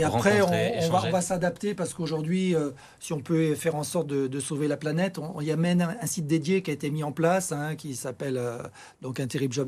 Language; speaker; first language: French; native; French